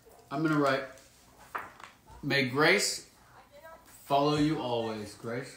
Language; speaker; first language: English; native; English